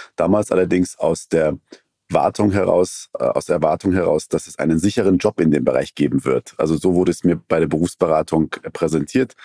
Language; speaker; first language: German; early bilingual, other home language; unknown